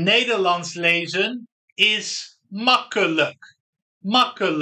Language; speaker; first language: Dutch; non-native, fluent; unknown